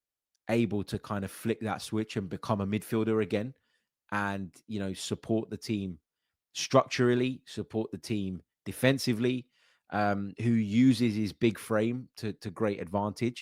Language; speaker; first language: English; native; English